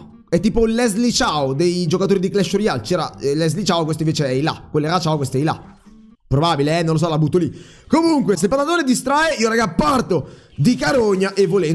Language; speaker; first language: Italian; native; Italian